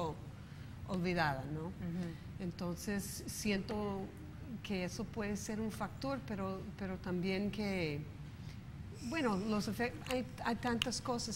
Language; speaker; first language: Spanish; non-native, fluent; English